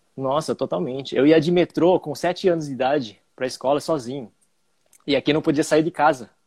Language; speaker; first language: Portuguese; early bilingual, other home language; English